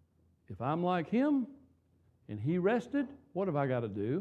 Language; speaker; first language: English; native; English